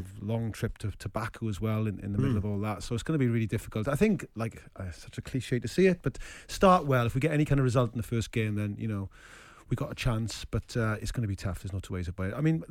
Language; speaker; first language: English; native; English